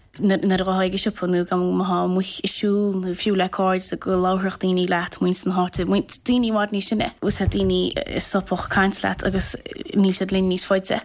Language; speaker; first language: Irish; native; Irish